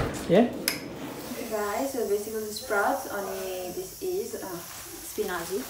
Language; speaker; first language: English; non-native, fluent; Nepali